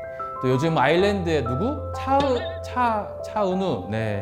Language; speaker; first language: Korean; native; Korean